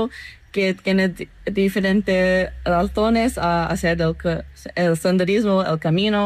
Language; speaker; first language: Spanish; non-native, learner; English